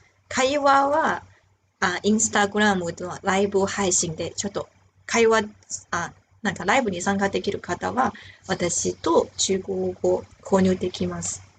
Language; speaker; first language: Japanese; non-native, fluent; Chinese